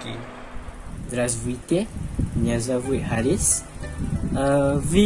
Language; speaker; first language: Russian; non-native, learner; Malay